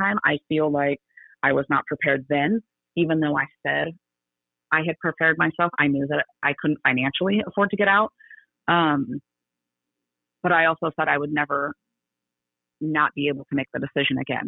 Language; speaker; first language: English; native; English